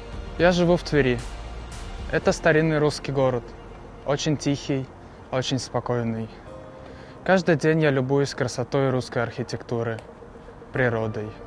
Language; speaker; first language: Russian; non-native, fluent; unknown